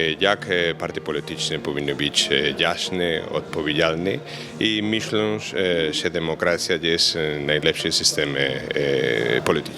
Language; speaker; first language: Polish; non-native, fluent; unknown